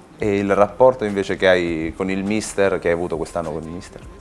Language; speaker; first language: Italian; native; Italian